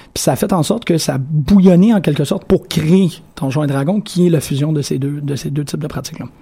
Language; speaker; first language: French; native; French